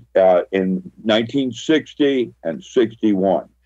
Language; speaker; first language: English; early bilingual, other home language; Filipino